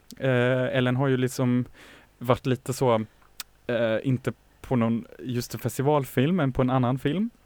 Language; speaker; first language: Swedish; non-native, fluent; German